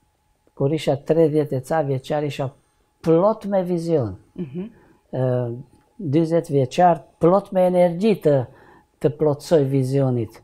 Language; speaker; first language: Albanian; non-native, learner; Hungarian